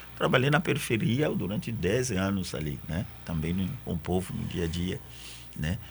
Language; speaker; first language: Portuguese; non-native, fluent; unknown